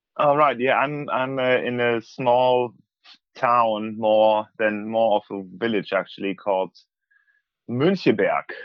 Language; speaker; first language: English; non-native, fluent; German